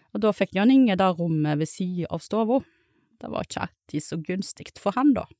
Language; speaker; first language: Norwegian; native; Norwegian